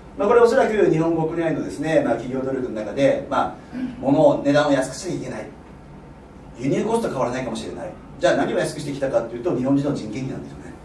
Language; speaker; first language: Japanese; native; Japanese